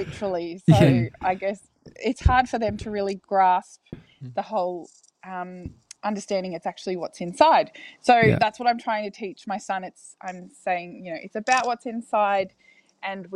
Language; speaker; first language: English; native; English